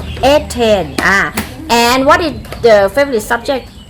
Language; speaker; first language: English; non-native, fluent; Thai